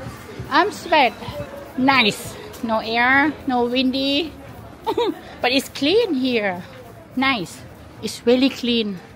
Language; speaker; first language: English; non-native, learner; Thai